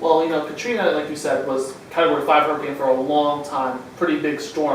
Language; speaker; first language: English; native; English